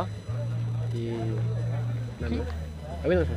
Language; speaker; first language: French; native; French